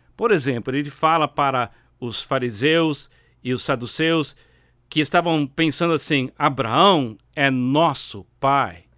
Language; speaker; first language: Portuguese; non-native, fluent; English